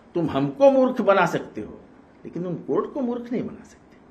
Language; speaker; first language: Hindi; non-native, local second language; Marathi